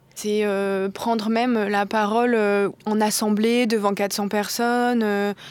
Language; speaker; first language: French; native; French